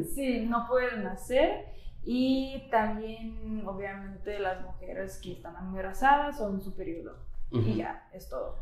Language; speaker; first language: Spanish; non-native, fluent; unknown